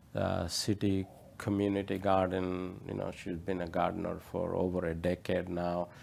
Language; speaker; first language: English; non-native, local second language; Odia